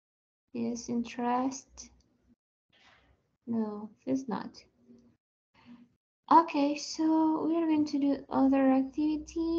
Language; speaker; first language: English; non-native, learner; Spanish